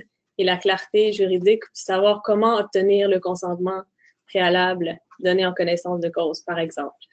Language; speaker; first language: French; native; French